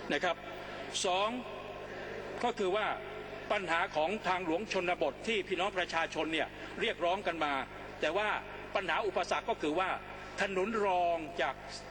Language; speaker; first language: Thai; non-native, local second language; Pattani Malay